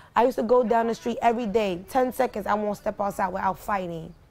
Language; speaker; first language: English; native; English